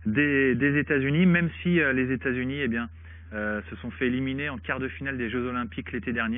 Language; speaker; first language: French; native; French